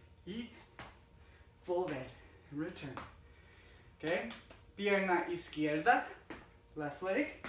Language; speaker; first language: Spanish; non-native, fluent; English